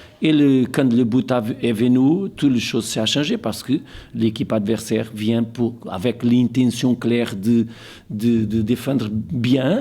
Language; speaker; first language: French; non-native, fluent; Portuguese